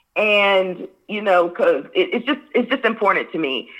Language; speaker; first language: English; native; English